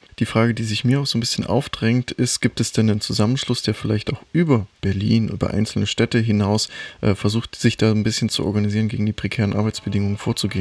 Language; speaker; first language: German; native; German